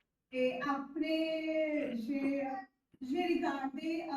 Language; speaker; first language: French; non-native, learner; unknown